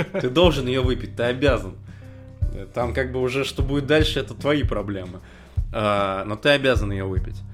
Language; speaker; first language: Russian; native; Russian